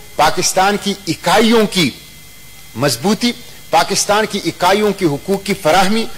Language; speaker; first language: Urdu; non-native, local second language; Pashto